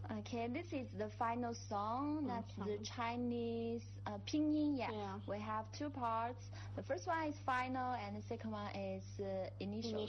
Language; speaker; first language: English; non-native, fluent; Chinese